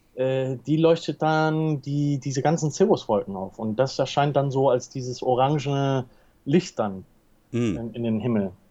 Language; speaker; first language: German; early bilingual, heritage; Spanish